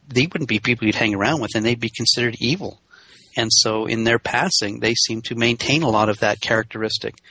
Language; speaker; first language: English; native; English